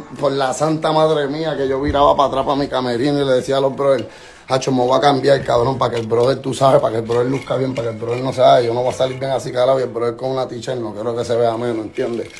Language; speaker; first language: Spanish; native; Spanish